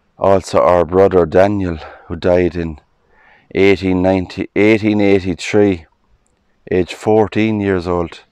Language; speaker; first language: English; native; English